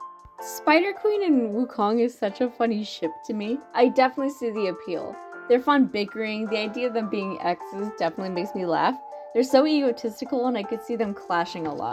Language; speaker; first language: English; native; English